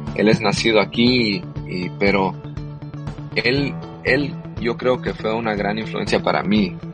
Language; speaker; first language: Spanish; early bilingual, heritage; Spanish